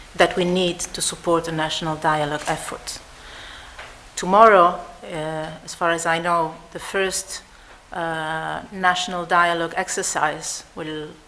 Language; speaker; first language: English; non-native, fluent; Italian